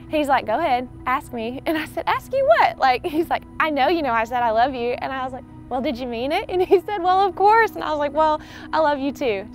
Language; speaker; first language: English; native; English